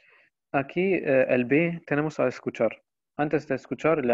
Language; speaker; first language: Spanish; non-native, fluent; Arabic